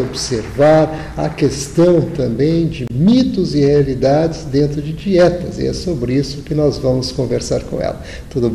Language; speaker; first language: Portuguese; native; Portuguese